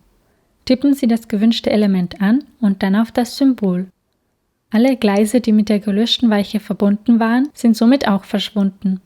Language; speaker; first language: German; native; German